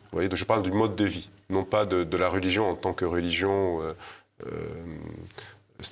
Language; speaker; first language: French; native; French